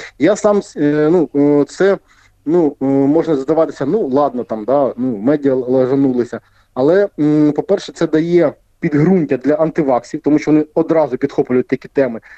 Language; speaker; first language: Ukrainian; non-native, local second language; Russian